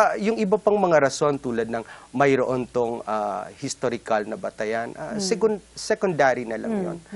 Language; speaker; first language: Filipino; non-native, local second language; Waray